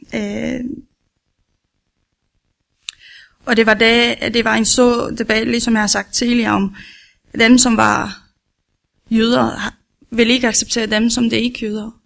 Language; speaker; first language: Danish; non-native, learner; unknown